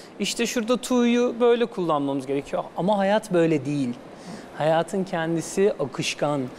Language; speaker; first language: Turkish; native; Turkish